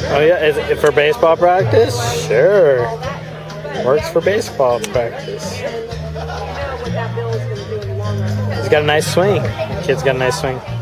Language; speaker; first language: English; native; English